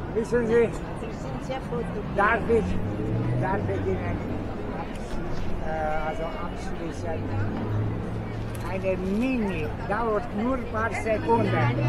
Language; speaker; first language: German; non-native, fluent; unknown